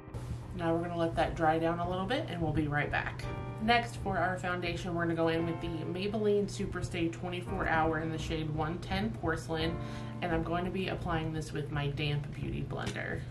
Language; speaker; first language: English; native; English